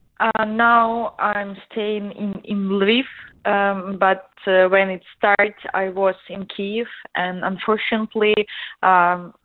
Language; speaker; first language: English; non-native, learner; Ukrainian